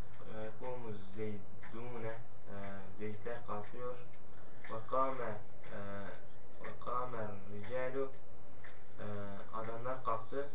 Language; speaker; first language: Arabic; non-native, learner; Turkish